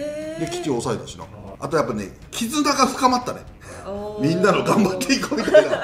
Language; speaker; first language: Japanese; native; Japanese